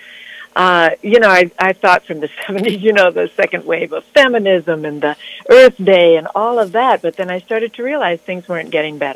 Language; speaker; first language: English; native; English